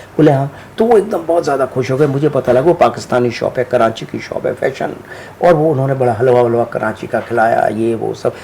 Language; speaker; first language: Hindi; native; Hindi